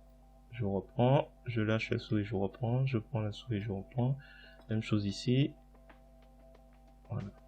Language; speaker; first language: French; native; French